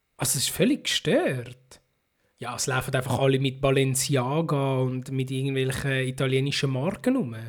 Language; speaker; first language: German; early bilingual, other home language; Filipino